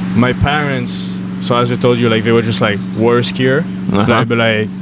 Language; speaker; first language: English; non-native, fluent; French